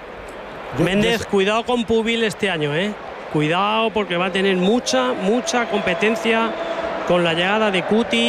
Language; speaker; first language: Spanish; native; Spanish